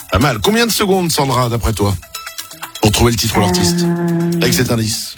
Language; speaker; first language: French; native; French